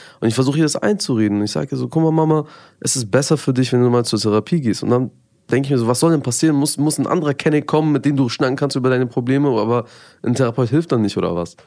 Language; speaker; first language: German; early bilingual, other home language; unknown